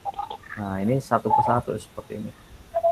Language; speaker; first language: Indonesian; native; Indonesian